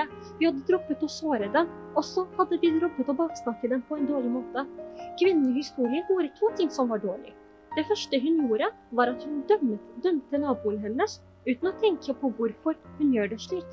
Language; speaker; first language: Norwegian; non-native, fluent; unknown